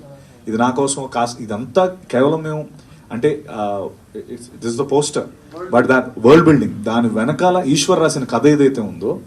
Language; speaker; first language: Telugu; native; Telugu